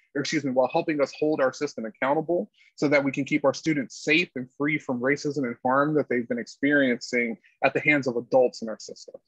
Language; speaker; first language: English; native; English